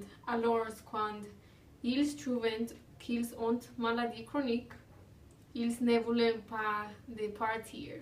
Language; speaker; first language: French; non-native, learner; English